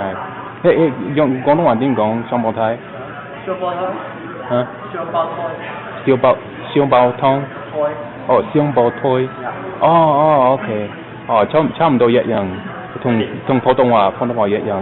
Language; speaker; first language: Cantonese; non-native, learner; English